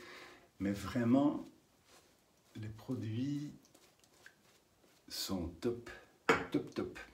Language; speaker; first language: French; non-native, learner; English